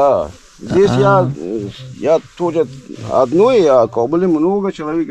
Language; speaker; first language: Russian; non-native, learner; Tajik